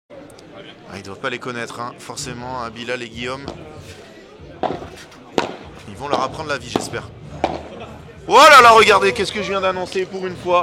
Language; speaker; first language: French; native; French